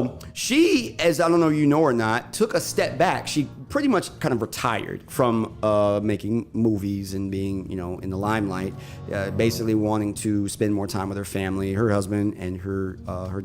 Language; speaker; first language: English; native; English